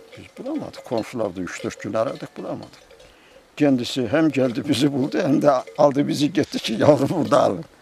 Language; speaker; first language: Turkish; native; Turkish